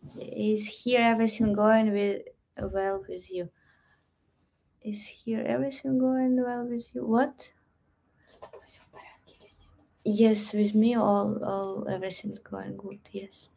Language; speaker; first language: English; non-native, learner; Russian